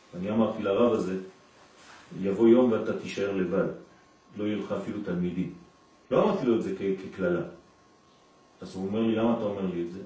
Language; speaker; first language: Hebrew; non-native, fluent; French